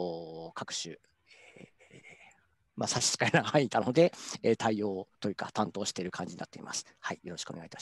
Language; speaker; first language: Japanese; native; Japanese